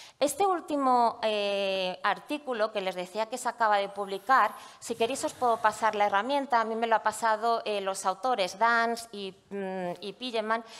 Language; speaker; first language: Spanish; native; Spanish